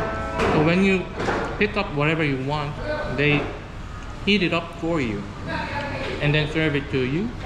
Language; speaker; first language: English; non-native, fluent; Korean